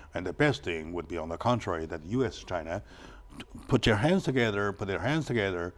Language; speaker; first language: English; non-native, fluent; Chinese